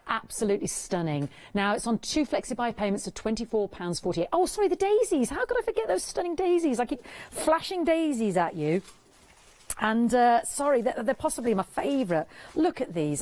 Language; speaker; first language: English; native; English